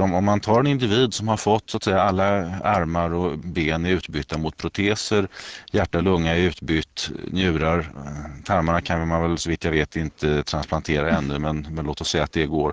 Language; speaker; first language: Swedish; native; Swedish